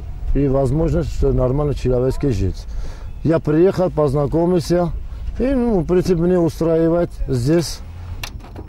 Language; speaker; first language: Russian; non-native, local second language; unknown